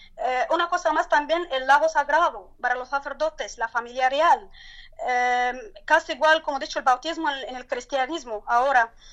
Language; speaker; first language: Spanish; non-native, learner; Turkish